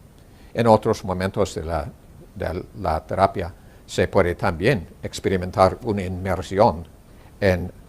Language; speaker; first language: Spanish; non-native, learner; English